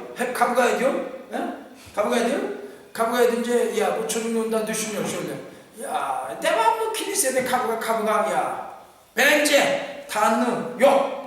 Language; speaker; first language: Turkish; non-native, fluent; Korean